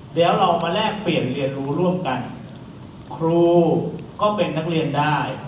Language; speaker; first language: Thai; native; Thai